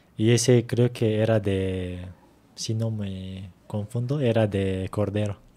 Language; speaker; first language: Spanish; non-native, fluent; Turkish